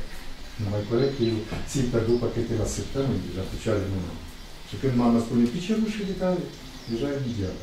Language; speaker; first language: Romanian; non-native, local second language; Russian